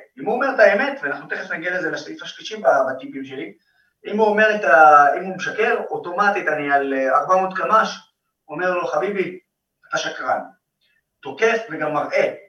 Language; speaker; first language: Hebrew; non-native, local second language; Arabic